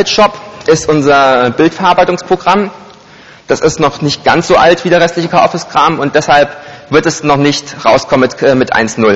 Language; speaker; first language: German; native; German